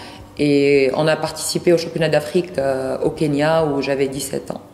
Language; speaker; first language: French; non-native, local second language; Arabic